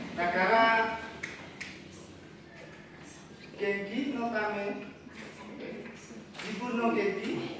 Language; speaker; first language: Japanese; non-native, learner; Indonesian